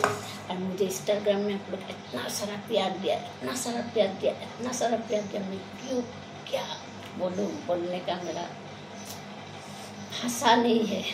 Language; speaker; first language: Hindi; non-native, local second language; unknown